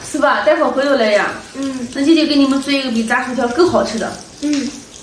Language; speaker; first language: Chinese; native; Chinese